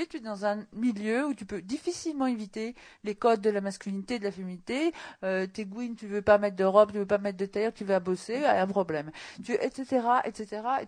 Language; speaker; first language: French; native; French